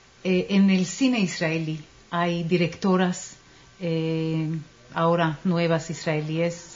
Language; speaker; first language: Spanish; non-native, fluent; Hebrew